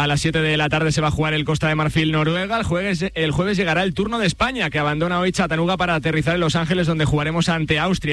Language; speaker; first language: Spanish; native; Spanish